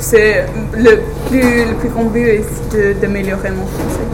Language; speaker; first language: French; non-native, fluent; English